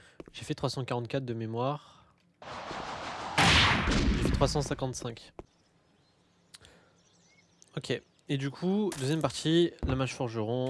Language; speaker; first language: French; native; French